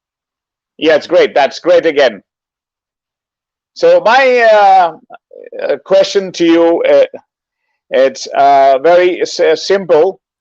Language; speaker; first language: English; non-native, local second language; Bangla